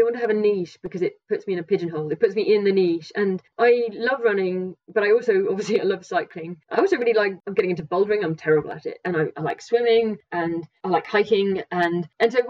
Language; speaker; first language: English; native; English